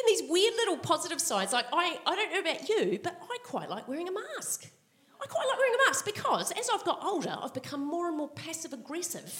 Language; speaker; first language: English; native; English